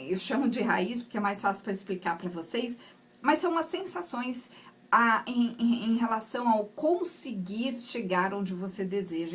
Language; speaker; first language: Portuguese; native; Portuguese